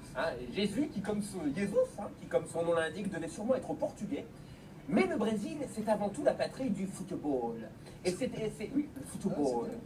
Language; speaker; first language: French; native; French